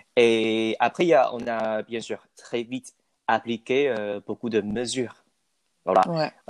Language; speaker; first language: French; non-native, fluent; Chinese